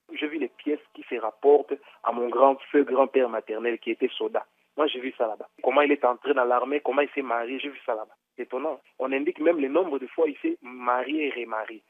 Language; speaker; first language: French; non-native, local second language; Kongo